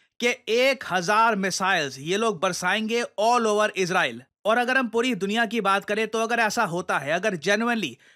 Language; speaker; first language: Hindi; native; Hindi